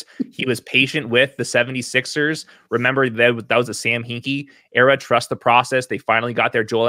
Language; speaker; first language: English; native; English